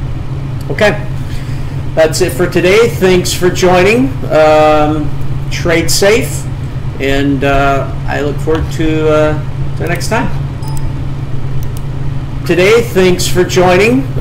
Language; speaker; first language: English; native; English